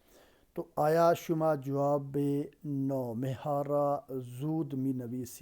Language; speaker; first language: Persian; non-native, fluent; Urdu